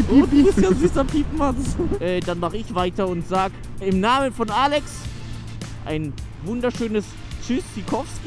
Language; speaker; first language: German; native; German